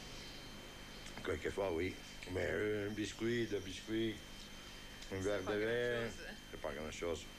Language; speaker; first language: French; non-native, fluent; Italian